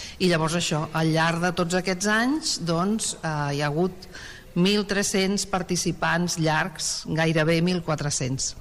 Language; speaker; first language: Catalan; native; Catalan